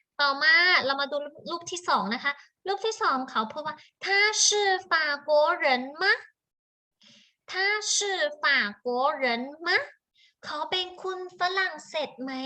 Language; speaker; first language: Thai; native; Thai